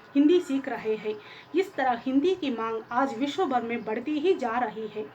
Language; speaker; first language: Hindi; non-native, local second language; Telugu